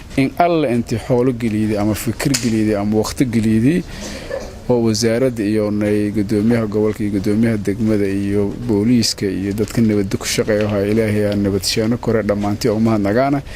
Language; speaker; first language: Somali; non-native, local second language; Maay